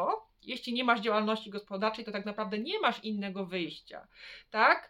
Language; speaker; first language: Polish; native; Polish